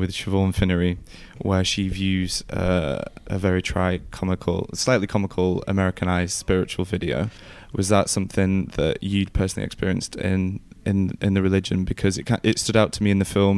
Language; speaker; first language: English; native; English